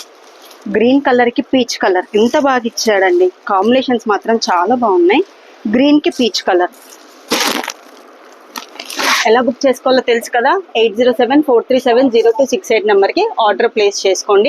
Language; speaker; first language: Telugu; native; Telugu